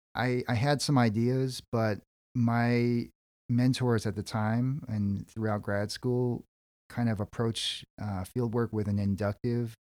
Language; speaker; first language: English; native; English